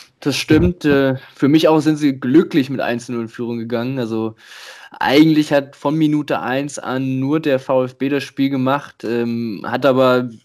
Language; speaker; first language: German; native; German